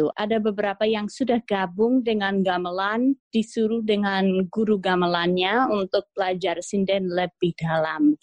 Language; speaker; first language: Indonesian; non-native, fluent; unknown